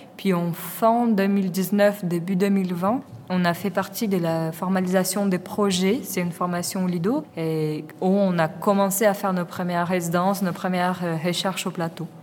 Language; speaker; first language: French; non-native, fluent; Portuguese